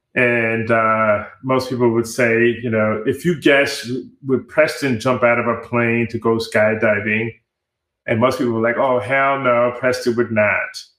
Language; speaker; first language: English; native; English